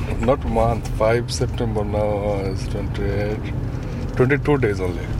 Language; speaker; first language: English; non-native, learner; Bangla